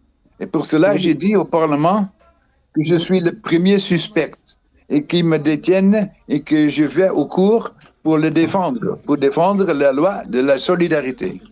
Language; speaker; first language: French; non-native, learner; Dutch